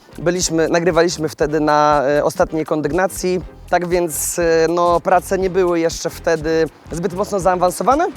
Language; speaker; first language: Polish; native; Polish